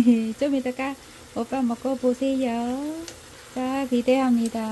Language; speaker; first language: Korean; non-native, learner; Vietnamese